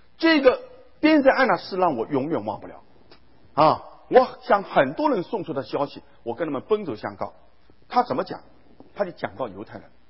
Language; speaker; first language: Chinese; native; Chinese